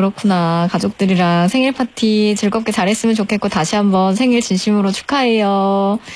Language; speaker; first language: Korean; native; Korean